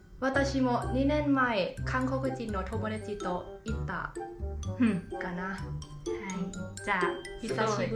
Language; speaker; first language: Japanese; non-native, learner; Thai